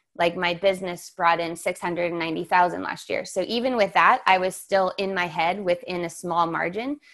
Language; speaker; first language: English; native; English